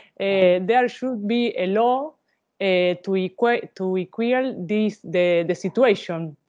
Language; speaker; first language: English; non-native, learner; Spanish